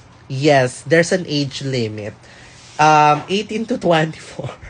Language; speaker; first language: English; non-native, local second language; Filipino